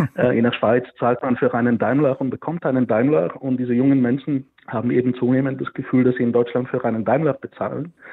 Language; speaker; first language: German; non-native, fluent; Bulgarian